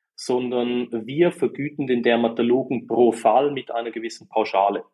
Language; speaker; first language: German; native; German